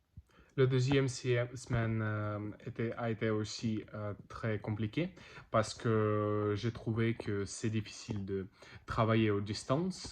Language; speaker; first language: French; non-native, learner; Russian